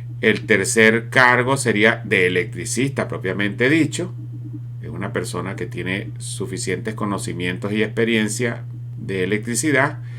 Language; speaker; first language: Spanish; native; Spanish